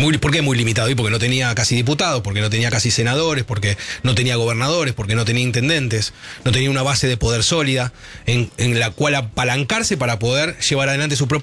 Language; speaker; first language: Spanish; native; Spanish